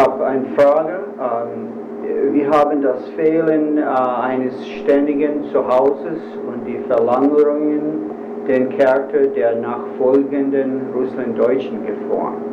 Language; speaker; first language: German; non-native, learner; English